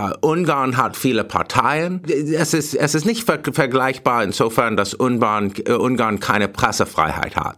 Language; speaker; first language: German; non-native, learner; English